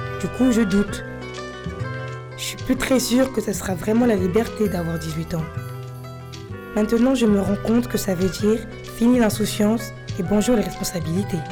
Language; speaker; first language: French; native; French